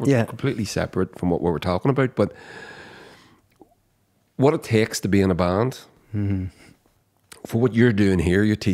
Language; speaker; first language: English; native; English